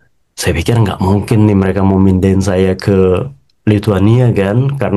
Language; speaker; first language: Indonesian; native; Indonesian